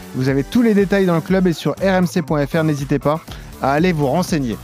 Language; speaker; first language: French; native; French